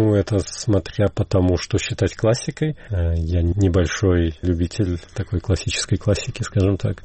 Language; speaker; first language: Russian; native; Russian